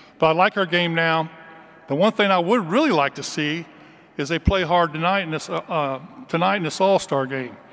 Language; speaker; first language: English; native; English